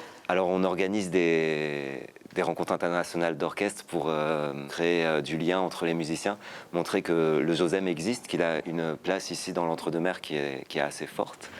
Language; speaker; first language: French; native; French